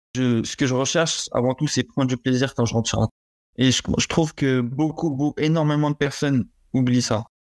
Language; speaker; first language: French; native; French